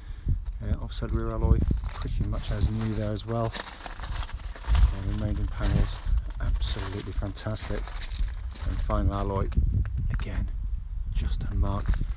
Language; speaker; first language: English; native; English